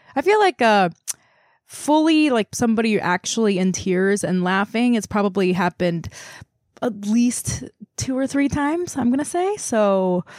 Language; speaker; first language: English; non-native, fluent; Korean